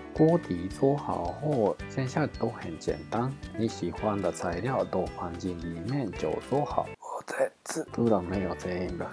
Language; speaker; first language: Chinese; non-native, fluent; Japanese